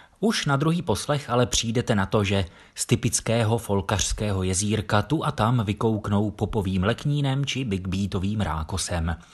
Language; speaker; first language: Czech; native; Czech